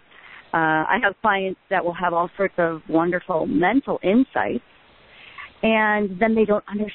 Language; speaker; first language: English; native; English